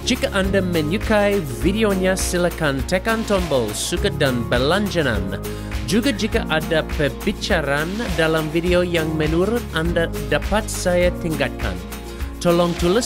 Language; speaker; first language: Indonesian; non-native, learner; English